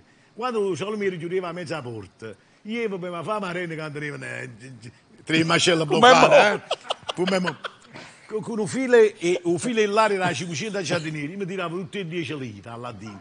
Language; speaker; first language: Italian; native; Italian